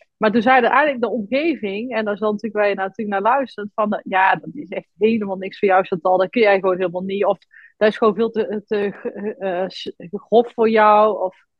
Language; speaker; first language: Dutch; native; Dutch